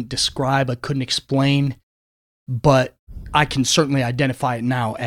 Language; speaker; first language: English; native; English